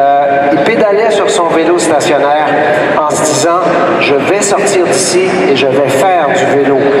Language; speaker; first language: French; native; French